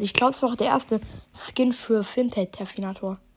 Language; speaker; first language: German; native; German